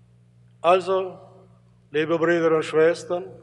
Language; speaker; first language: German; early bilingual, heritage; German